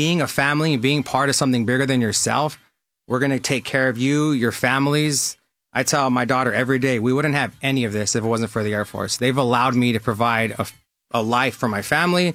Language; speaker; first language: English; native; English